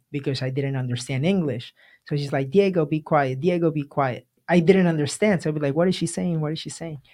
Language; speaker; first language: English; early bilingual, other home language; Spanish